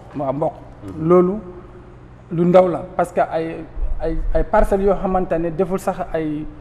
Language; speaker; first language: Wolof; non-native, local second language; Fula